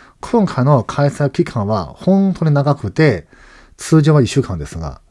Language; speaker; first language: Japanese; non-native, fluent; Chinese